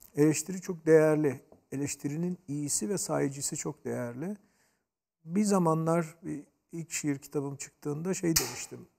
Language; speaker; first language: Turkish; native; Turkish